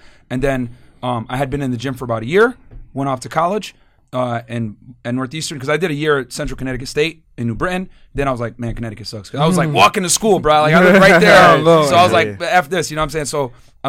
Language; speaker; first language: English; native; English